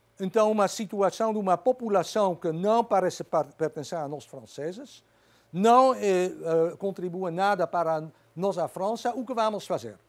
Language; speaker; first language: Portuguese; non-native, fluent; Dutch